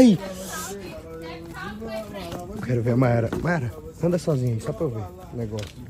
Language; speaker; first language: Portuguese; native; Portuguese